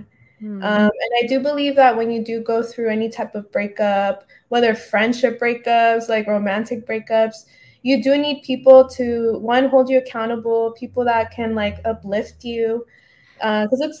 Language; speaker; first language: English; native; English